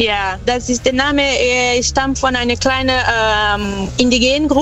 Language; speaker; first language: German; non-native, fluent; Portuguese